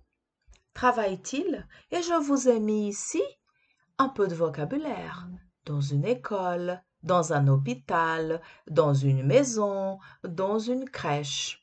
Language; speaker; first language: French; non-native, fluent; Portuguese